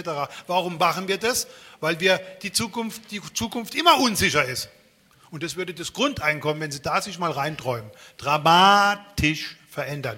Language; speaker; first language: German; native; German